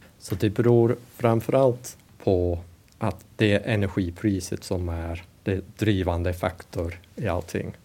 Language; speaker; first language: Swedish; non-native, fluent; English